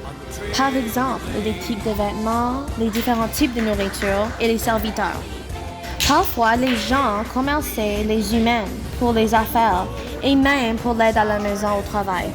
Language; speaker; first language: French; non-native, learner; English